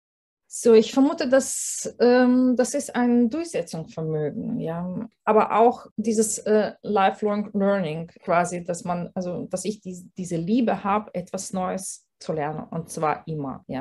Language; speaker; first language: German; non-native, fluent; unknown